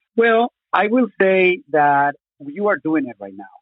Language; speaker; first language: English; non-native, fluent; Spanish